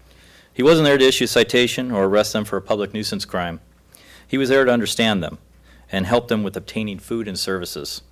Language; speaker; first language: English; native; English